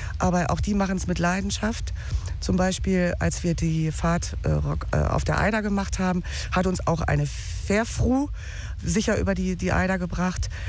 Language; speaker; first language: German; native; German